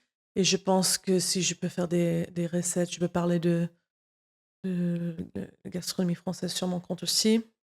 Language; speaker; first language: French; non-native, fluent; English